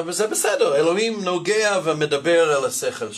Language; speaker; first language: Hebrew; non-native, fluent; English